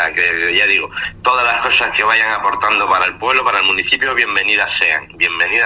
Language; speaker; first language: Spanish; native; Spanish